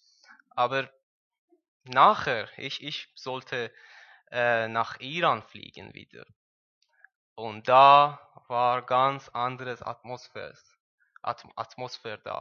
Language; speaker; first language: German; non-native, learner; Persian